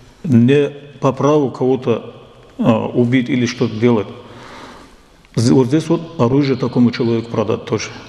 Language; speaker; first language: Russian; non-native, local second language; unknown